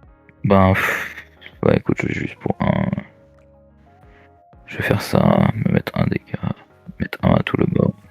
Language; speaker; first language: French; native; French